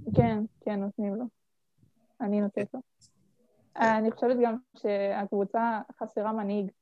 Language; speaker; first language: Hebrew; native; Hebrew